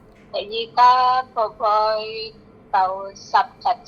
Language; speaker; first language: Cantonese; non-native, learner; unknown